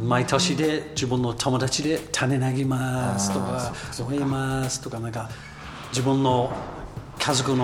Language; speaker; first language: Japanese; non-native, learner; English